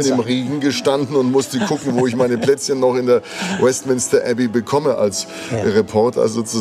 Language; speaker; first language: German; native; German